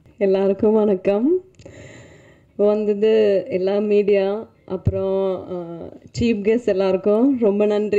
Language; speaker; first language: Tamil; non-native, fluent; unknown